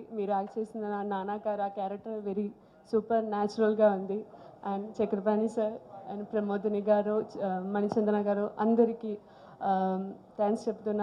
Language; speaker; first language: Telugu; non-native, learner; Malayalam